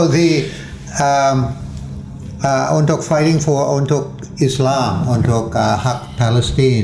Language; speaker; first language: Indonesian; non-native, fluent; English